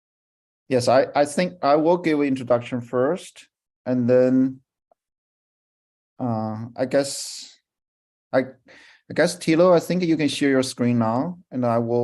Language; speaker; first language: English; non-native, fluent; Chinese